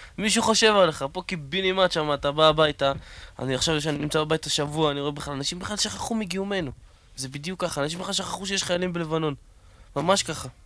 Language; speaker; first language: Hebrew; native; Hebrew